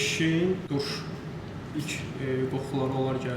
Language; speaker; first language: Azerbaijani; native; Azerbaijani